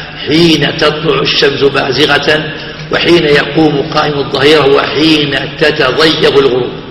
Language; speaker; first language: Arabic; native; Arabic